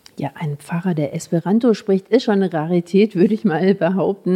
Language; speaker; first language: German; native; German